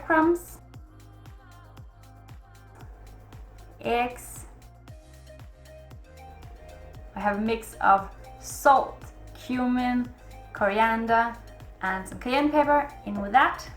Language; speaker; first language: English; non-native, fluent; Danish